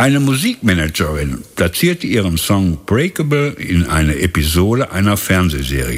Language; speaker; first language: German; native; German